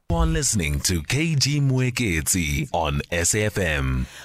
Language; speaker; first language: English; non-native, local second language; North Ndebele